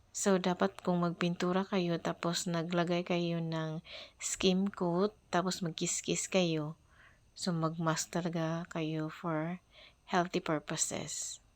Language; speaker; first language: Filipino; non-native, local second language; Cebuano